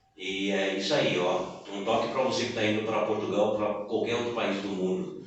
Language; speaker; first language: Portuguese; native; Portuguese